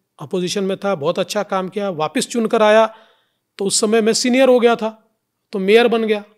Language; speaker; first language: Hindi; non-native, local second language; Marathi